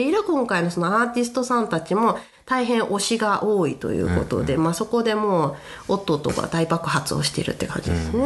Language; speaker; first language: Japanese; native; Japanese